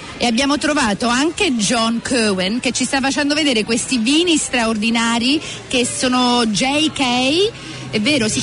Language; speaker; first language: Italian; native; Italian